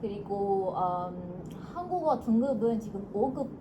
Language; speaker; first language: Korean; non-native, fluent; Hindi